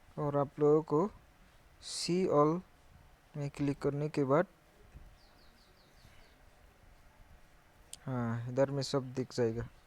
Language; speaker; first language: Hindi; non-native, local second language; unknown